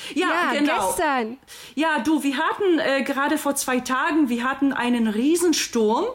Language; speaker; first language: German; non-native, fluent; Polish